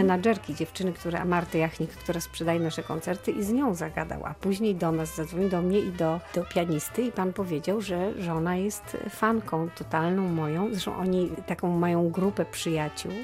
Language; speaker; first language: Polish; native; Polish